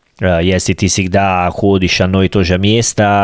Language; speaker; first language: Russian; non-native, learner; Italian